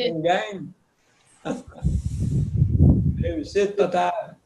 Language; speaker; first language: French; native; French